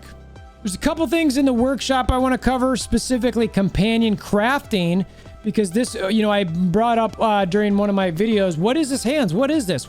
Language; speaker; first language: English; native; English